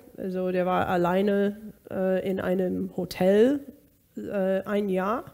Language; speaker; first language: German; non-native, fluent; English